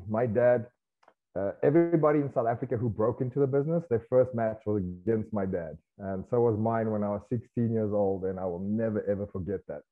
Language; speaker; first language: English; native; English